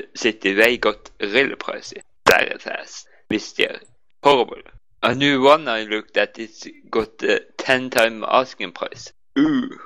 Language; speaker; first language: English; non-native, learner; Norwegian